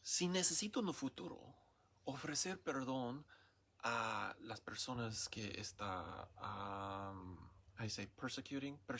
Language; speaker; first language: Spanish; non-native, learner; English